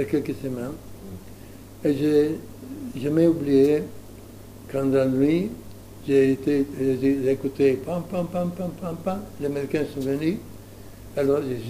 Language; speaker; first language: French; non-native, learner; Italian